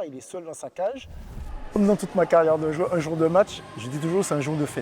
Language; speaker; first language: French; native; French